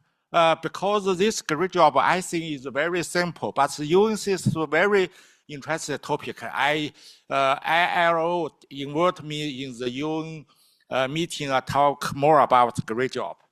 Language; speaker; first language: English; non-native, learner; Chinese